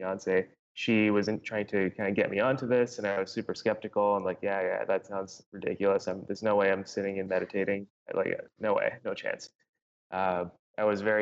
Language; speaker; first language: English; native; English